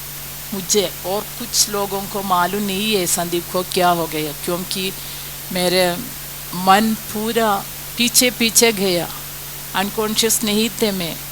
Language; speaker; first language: Hindi; non-native, local second language; Malayalam